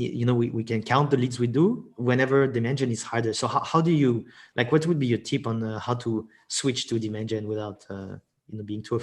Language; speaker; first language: English; non-native, fluent; French